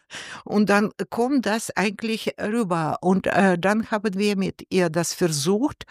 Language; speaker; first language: German; non-native, learner; Russian